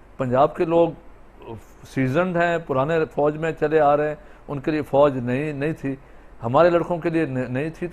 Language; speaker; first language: Urdu; non-native, local second language; Sindhi